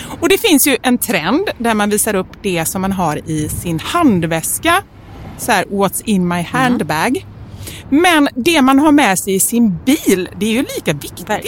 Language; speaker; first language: Swedish; native; Swedish